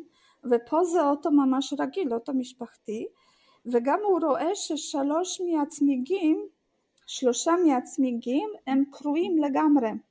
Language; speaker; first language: Hebrew; non-native, fluent; Russian